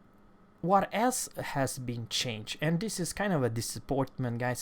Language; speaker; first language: English; non-native, fluent; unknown